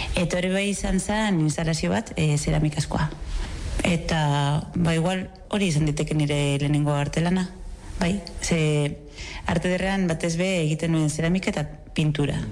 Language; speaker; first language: Basque; native; Basque